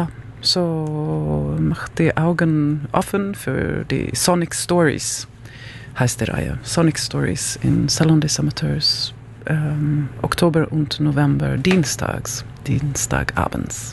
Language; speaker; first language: German; non-native, learner; Swedish